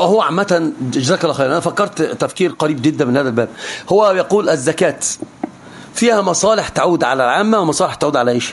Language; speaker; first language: Arabic; native; Arabic